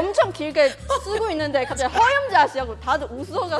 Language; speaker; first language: Korean; non-native, fluent; Chinese